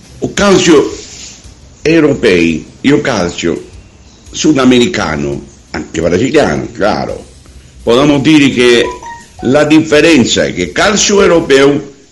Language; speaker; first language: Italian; non-native, learner; Portuguese